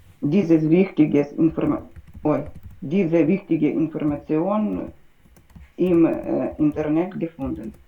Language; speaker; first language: German; non-native, learner; Ukrainian